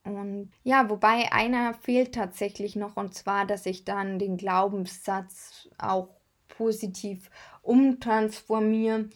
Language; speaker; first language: German; native; German